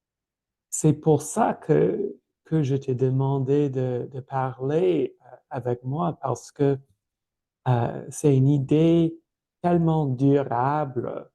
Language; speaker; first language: French; non-native, fluent; English